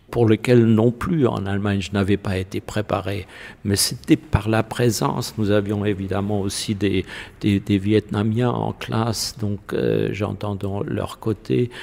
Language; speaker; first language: French; non-native, fluent; German